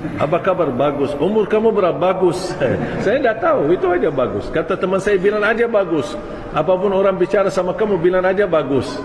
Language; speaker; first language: Malay; non-native, fluent; Arabic